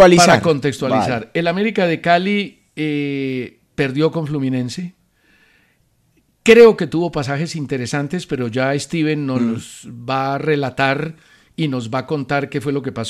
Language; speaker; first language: Spanish; native; Spanish